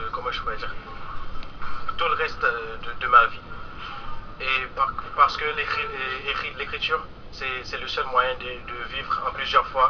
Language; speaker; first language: French; non-native, local second language; Haitian Creole